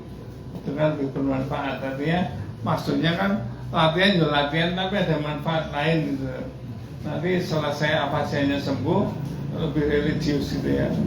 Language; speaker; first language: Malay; non-native, local second language; Javanese